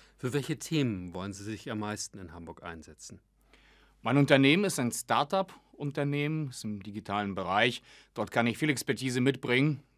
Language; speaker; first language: German; early bilingual, other home language; Russian